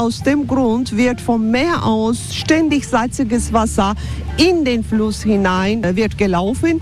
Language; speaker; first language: German; non-native, fluent; Turkish